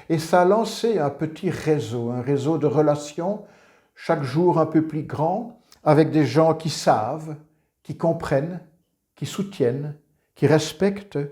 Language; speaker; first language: French; native; French